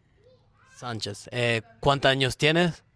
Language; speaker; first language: Spanish; non-native, learner; Italian